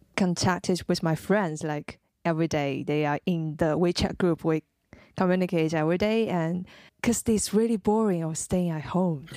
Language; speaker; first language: English; non-native, fluent; Chinese